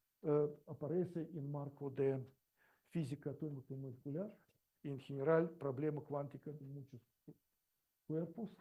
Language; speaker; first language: Spanish; non-native, learner; Russian